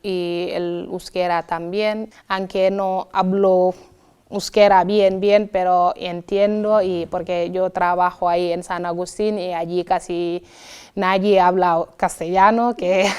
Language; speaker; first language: Spanish; non-native, fluent; Wolof